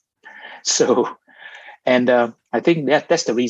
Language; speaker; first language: English; non-native, local second language; Cantonese